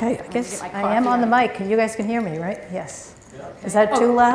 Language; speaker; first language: English; native; English